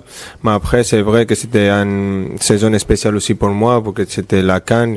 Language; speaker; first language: French; non-native, fluent; Spanish